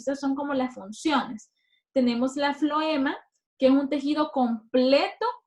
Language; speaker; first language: Spanish; native; Spanish